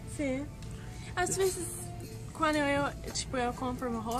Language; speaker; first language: Portuguese; non-native, fluent; English